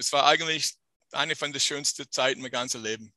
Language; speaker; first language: German; non-native, fluent; English